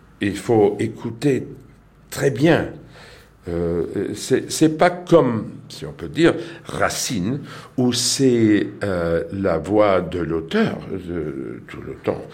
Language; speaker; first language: French; non-native, learner; English